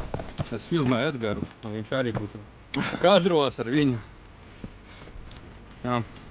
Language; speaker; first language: Latvian; non-native, local second language; Russian